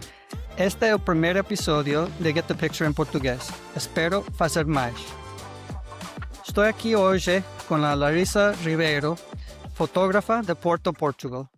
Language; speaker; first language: Portuguese; non-native, learner; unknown